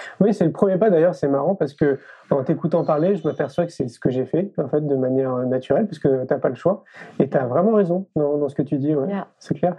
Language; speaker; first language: French; native; French